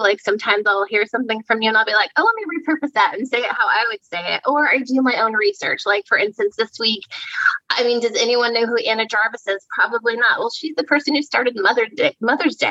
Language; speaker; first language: English; native; English